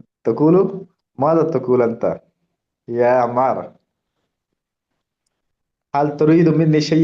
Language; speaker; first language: Arabic; non-native, learner; Urdu